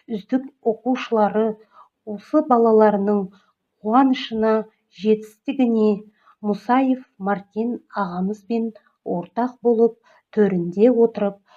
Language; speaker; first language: Kazakh; non-native, local second language; Uyghur